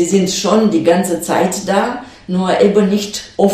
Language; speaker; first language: German; non-native, fluent; Romanian